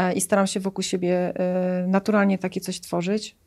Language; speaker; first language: Polish; native; Polish